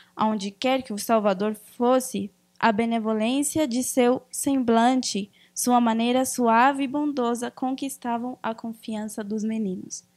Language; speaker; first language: Portuguese; early bilingual, other home language; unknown